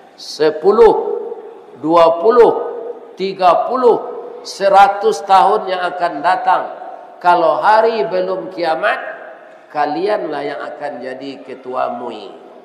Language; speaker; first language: Malay; non-native, local second language; Minangkabau